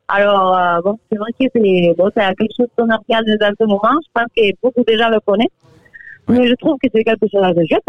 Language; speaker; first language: French; non-native, fluent; Spanish